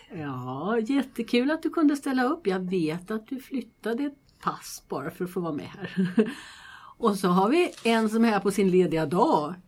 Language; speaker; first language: Swedish; native; Swedish